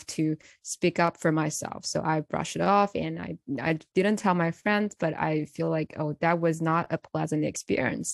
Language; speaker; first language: English; non-native, fluent; Chinese